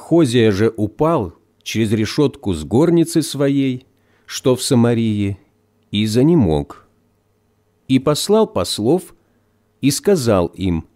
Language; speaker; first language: Russian; native; Russian